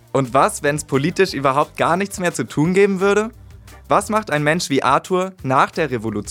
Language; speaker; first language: German; native; German